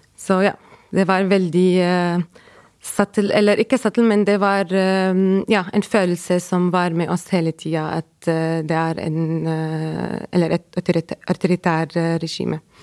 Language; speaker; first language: Norwegian; non-native, fluent; Arabic